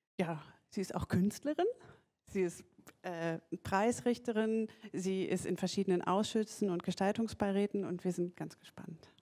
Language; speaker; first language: German; native; German